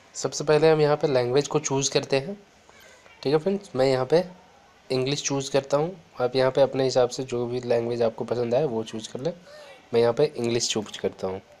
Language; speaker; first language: Hindi; native; Hindi